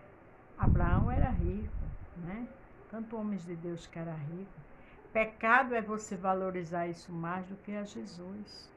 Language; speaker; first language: Portuguese; native; Portuguese